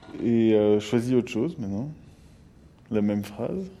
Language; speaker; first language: French; native; French